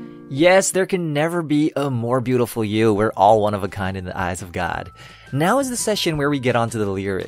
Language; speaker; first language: English; early bilingual, other home language; Chinese